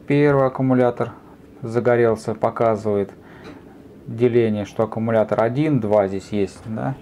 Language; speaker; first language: Russian; native; Russian